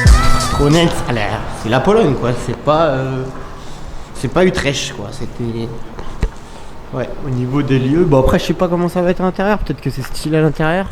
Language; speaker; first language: French; native; French